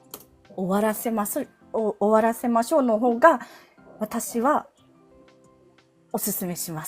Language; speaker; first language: Japanese; non-native, fluent; Filipino